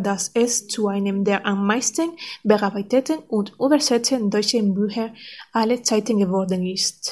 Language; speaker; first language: German; non-native, learner; Spanish